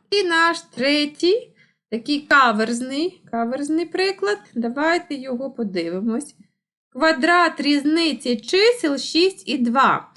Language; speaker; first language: Ukrainian; non-native, local second language; Russian